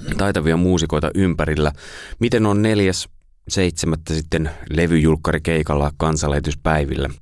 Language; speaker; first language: Finnish; native; Finnish